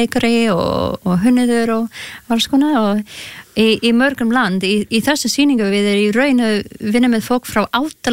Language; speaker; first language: Icelandic; non-native, learner; English